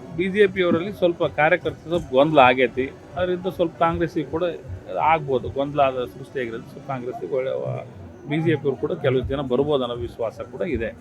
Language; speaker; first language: Kannada; native; Kannada